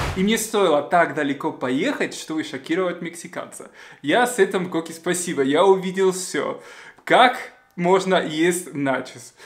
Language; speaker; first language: Russian; non-native, fluent; Spanish